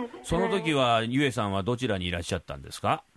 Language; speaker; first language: Japanese; native; Japanese